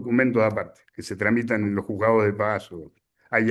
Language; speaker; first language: Spanish; native; Spanish